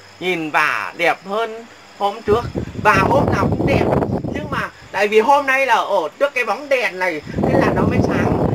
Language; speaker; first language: Vietnamese; non-native, local second language; Muong